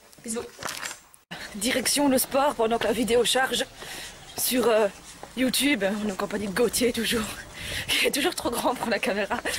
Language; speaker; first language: French; native; French